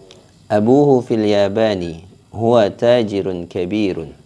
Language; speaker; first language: Arabic; non-native, fluent; Indonesian